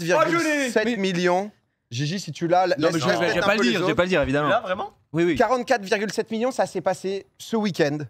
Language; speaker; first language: French; native; French